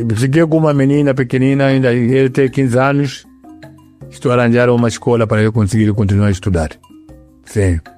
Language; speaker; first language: Portuguese; non-native, local second language; Yao